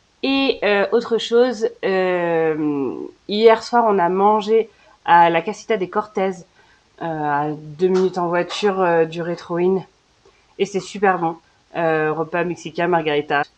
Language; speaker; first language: French; native; French